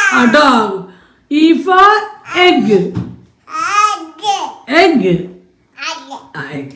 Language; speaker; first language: Malayalam; native; Malayalam